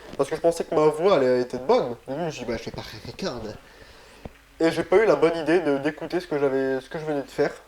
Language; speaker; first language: French; native; French